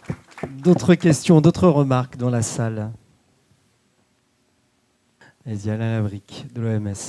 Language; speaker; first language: French; native; French